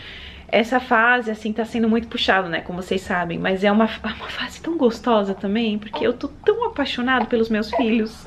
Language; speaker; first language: Portuguese; early bilingual, heritage; Portuguese